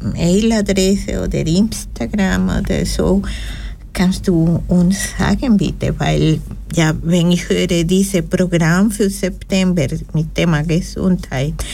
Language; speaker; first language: German; non-native, learner; Spanish